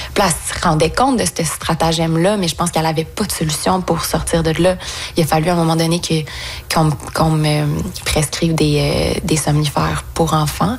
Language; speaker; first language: French; native; French